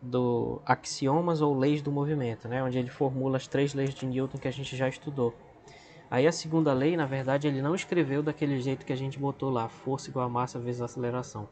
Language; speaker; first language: Portuguese; native; Portuguese